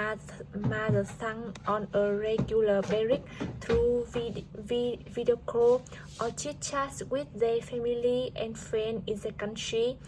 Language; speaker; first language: English; non-native, learner; Vietnamese